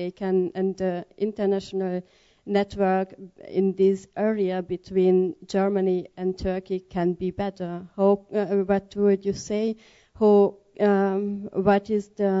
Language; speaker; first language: English; non-native, learner; Hungarian